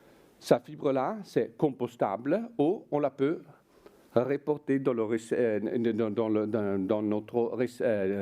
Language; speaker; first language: French; non-native, fluent; Italian